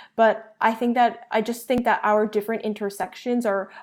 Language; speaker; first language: English; early bilingual, other home language; Chinese